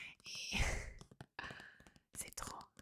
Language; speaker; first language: French; non-native, fluent; Italian